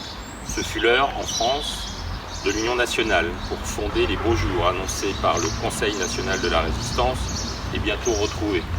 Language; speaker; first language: French; native; French